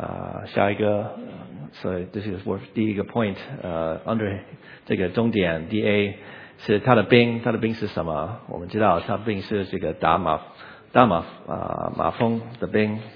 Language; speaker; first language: Chinese; non-native, learner; English